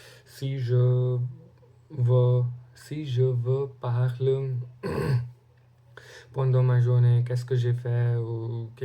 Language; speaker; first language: French; non-native, learner; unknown